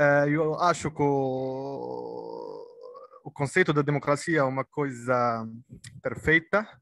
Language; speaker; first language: Portuguese; non-native, learner; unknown